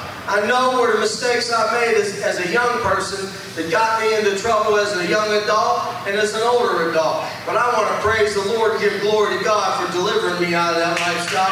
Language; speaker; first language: English; native; English